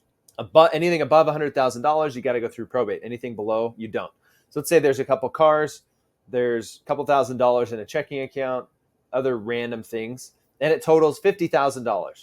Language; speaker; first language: English; native; English